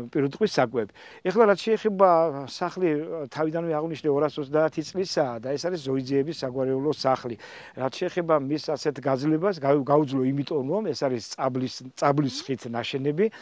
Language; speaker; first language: Georgian; native; Georgian